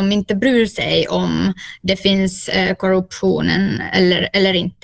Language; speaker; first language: Swedish; non-native, fluent; Finnish